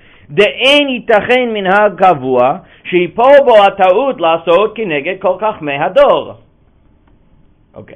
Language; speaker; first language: Hebrew; non-native, fluent; English